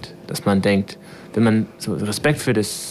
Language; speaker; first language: German; non-native, fluent; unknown